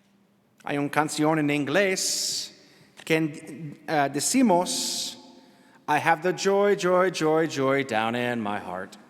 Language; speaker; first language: Spanish; non-native, learner; English